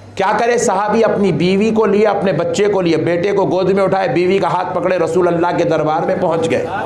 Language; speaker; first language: Hindi; non-native, local second language; Urdu